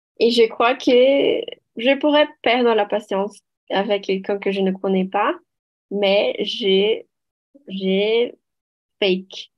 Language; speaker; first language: French; non-native, learner; Portuguese